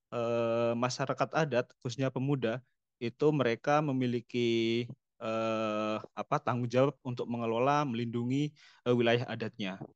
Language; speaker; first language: Indonesian; non-native, local second language; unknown